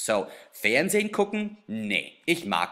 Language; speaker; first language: German; non-native, fluent; English